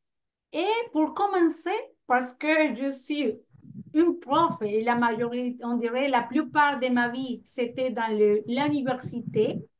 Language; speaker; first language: French; non-native, fluent; Spanish